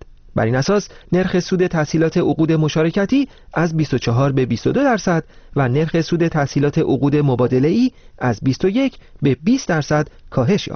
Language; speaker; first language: Persian; native; Persian